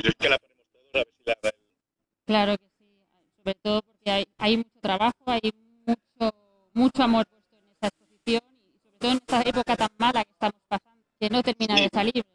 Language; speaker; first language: Spanish; native; Spanish